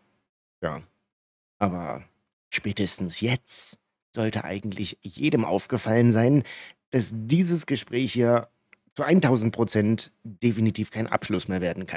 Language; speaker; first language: German; native; German